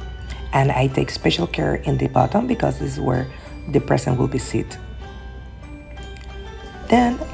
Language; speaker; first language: English; non-native, fluent; Spanish